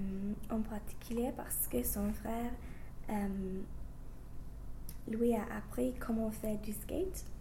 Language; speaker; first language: French; non-native, learner; English